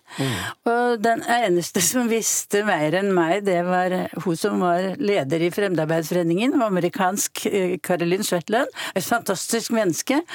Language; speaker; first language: Norwegian; native; Norwegian